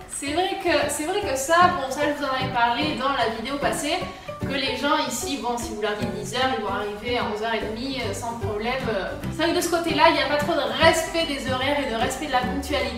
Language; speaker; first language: French; native; French